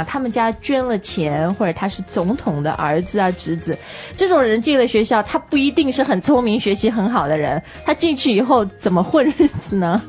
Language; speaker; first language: Chinese; native; Chinese